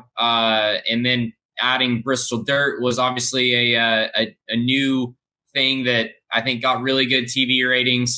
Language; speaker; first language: English; native; English